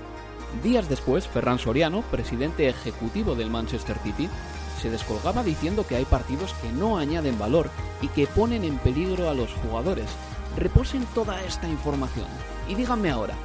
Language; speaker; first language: Spanish; native; Spanish